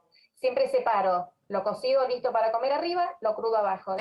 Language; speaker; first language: Spanish; native; Spanish